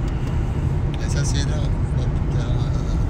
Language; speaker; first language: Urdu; non-native, learner; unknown